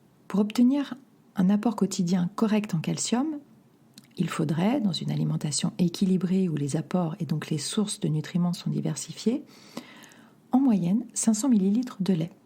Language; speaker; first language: French; native; French